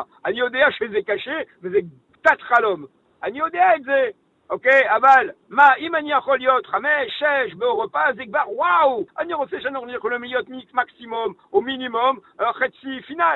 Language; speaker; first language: Hebrew; non-native, learner; French